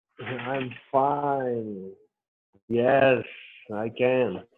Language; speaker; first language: English; non-native, learner; Portuguese